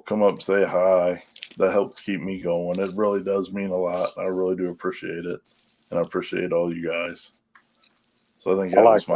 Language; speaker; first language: English; native; English